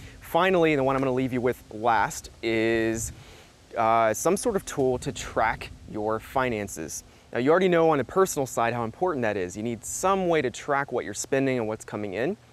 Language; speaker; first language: English; native; English